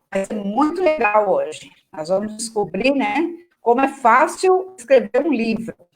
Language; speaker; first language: Portuguese; native; Portuguese